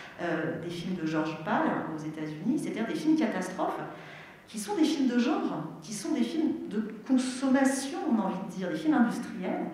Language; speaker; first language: French; native; French